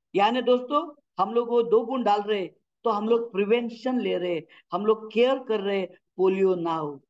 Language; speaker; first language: Hindi; non-native, local second language; Marathi